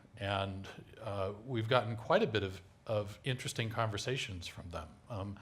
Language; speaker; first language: English; native; English